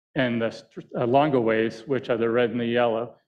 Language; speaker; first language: English; native; English